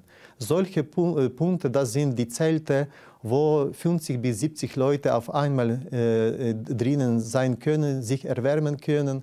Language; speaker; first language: German; non-native, fluent; Ukrainian